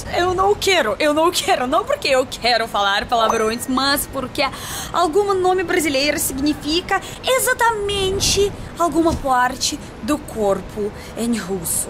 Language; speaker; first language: Portuguese; non-native, fluent; Russian